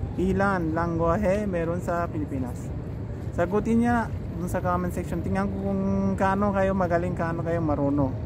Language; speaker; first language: Filipino; non-native, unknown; Persian